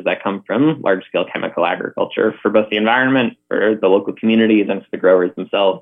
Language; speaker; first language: English; native; English